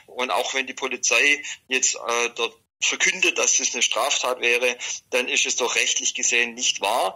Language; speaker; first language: German; native; German